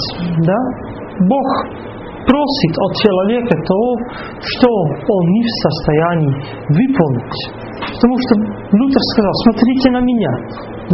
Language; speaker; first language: Russian; non-native, fluent; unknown